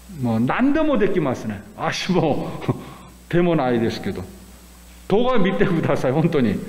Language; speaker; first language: Japanese; non-native, fluent; Korean